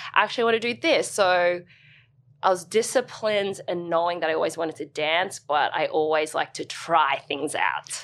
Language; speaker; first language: English; native; English